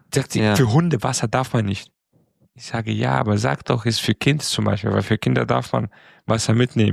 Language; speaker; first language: German; non-native, fluent; Romanian